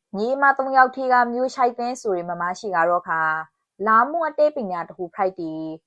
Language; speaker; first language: Burmese; native; Burmese